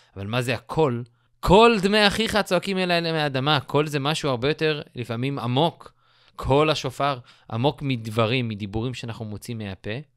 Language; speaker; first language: Hebrew; native; Hebrew